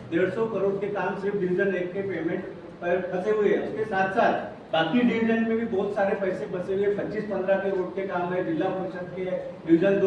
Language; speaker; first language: Hindi; non-native, local second language; Marathi